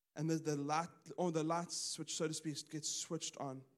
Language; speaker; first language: English; native; English